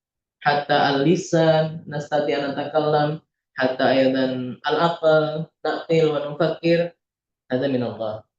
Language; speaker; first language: Arabic; non-native, fluent; Indonesian